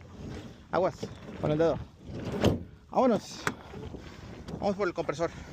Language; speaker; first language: Spanish; native; Spanish